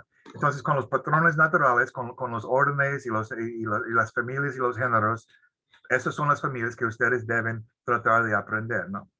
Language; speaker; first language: Spanish; non-native, fluent; English